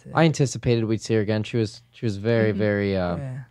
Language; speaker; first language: English; native; English